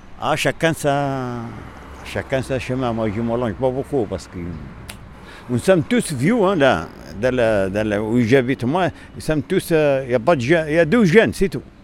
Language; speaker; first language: French; non-native, local second language; Arabic